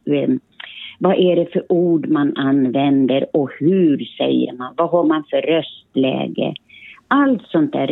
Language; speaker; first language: Swedish; early bilingual, other home language; Finnish